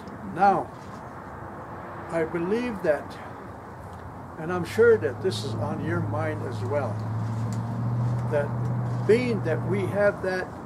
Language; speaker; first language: English; non-native, local second language; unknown